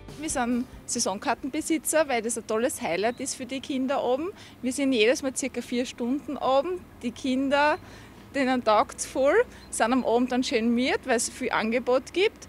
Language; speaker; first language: German; native; German